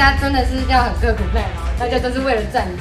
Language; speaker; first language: Chinese; native; Chinese